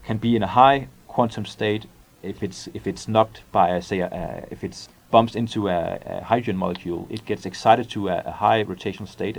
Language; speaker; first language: English; non-native, fluent; Danish